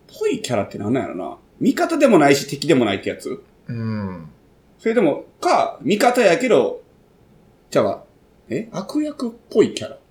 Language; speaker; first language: Japanese; native; Japanese